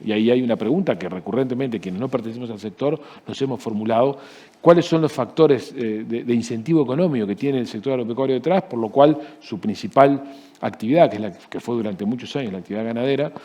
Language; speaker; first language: Spanish; native; Spanish